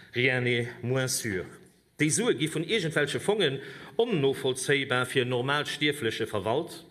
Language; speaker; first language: Luxembourgish; native; Luxembourgish